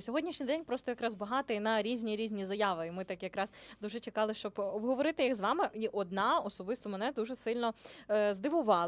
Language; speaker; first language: Ukrainian; native; Ukrainian